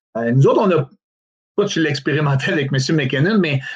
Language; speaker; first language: French; native; French